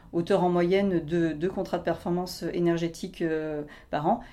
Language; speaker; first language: French; native; French